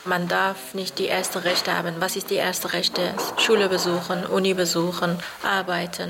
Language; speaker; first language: German; non-native, fluent; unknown